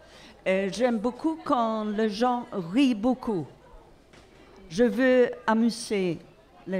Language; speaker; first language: French; non-native, learner; Swedish